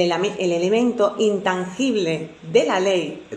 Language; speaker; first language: Spanish; native; Spanish